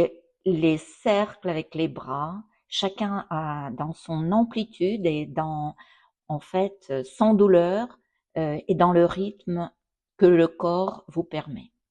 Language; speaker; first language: French; non-native, fluent; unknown